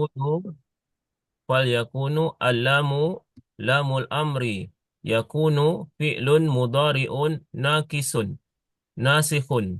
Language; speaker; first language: Arabic; non-native, learner; Indonesian